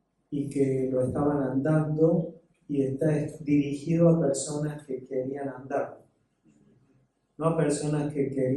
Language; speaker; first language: Spanish; native; Spanish